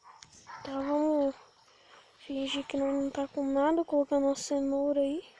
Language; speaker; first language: Portuguese; native; Portuguese